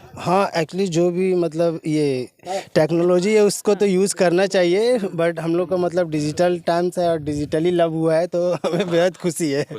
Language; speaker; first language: Hindi; native; Hindi